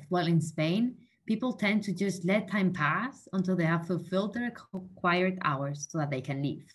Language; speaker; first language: English; non-native, fluent; Spanish